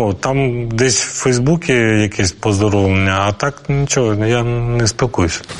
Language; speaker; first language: Ukrainian; non-native, local second language; Russian